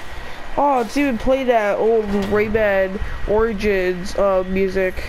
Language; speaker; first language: English; native; English